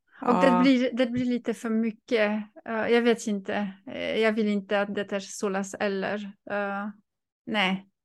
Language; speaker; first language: Swedish; non-native, fluent; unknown